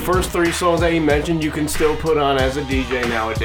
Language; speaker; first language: English; native; English